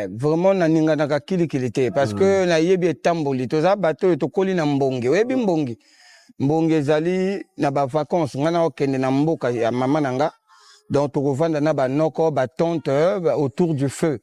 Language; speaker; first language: Lingala; native; Lingala